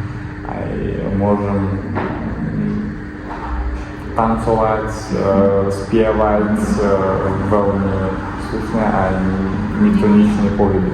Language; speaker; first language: Slovak; non-native, learner; Kazakh